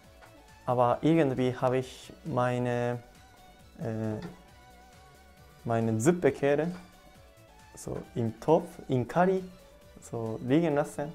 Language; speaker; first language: German; non-native, learner; Japanese